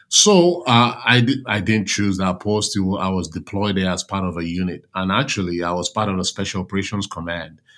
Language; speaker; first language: English; non-native, local second language; Yoruba